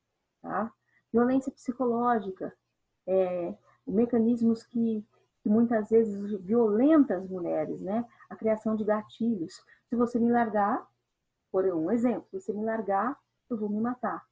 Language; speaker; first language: Portuguese; native; Portuguese